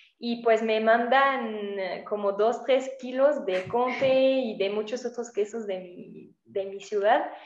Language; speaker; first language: Spanish; non-native, fluent; French